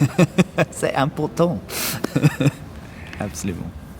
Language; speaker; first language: French; non-native, learner; English